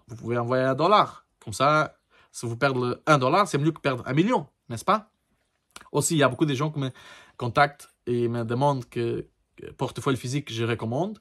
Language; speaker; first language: French; non-native, learner; Portuguese